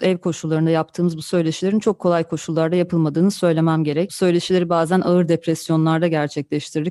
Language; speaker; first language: Turkish; native; Turkish